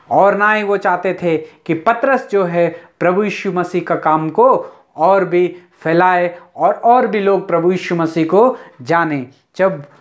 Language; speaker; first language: Hindi; non-native, local second language; Telugu